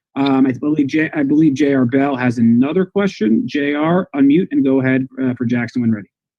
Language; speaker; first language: English; native; English